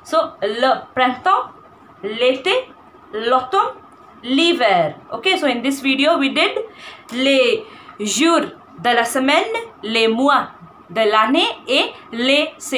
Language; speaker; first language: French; non-native, fluent; Hindi